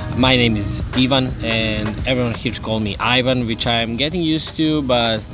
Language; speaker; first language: English; non-native, fluent; Serbian